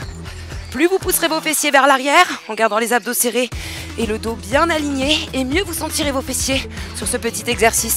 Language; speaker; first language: French; native; French